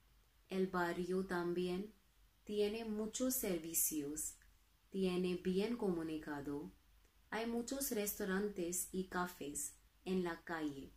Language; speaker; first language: Spanish; non-native, learner; Hindi